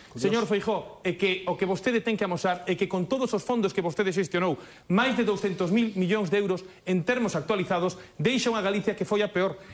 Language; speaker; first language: Galician; native; Galician